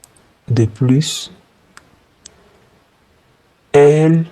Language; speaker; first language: French; non-native, fluent; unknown